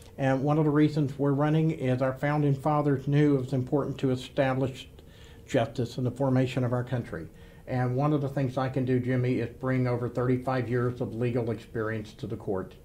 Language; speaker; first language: English; native; English